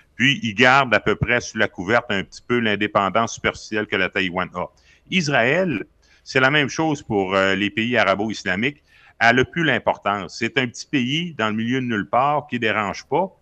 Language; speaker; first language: French; native; French